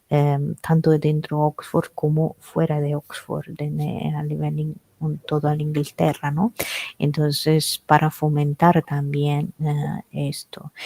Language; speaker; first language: Spanish; non-native, fluent; Italian